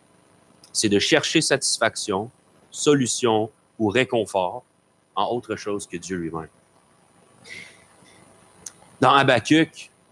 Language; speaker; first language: French; native; French